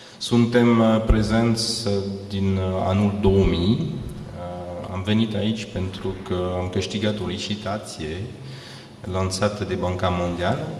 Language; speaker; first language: Romanian; non-native, fluent; French